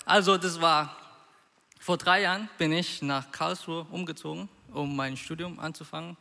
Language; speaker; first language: German; non-native, fluent; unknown